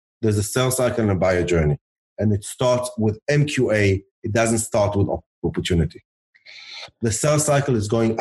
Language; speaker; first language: English; early bilingual, other home language; Hebrew